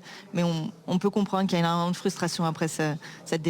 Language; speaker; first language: French; native; French